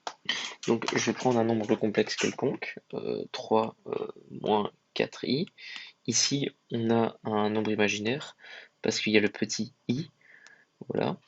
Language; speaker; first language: French; native; French